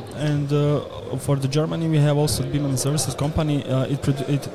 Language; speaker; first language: English; non-native, fluent; Bosnian